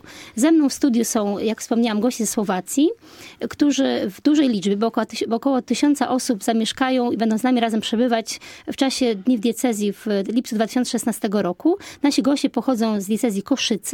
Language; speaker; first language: Polish; native; Polish